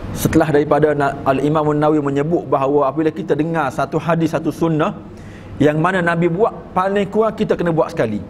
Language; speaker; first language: Malay; native; Malay